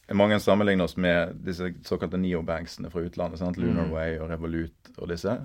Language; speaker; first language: Norwegian; native; Norwegian